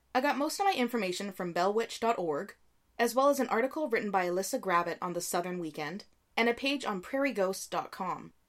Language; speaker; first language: English; native; English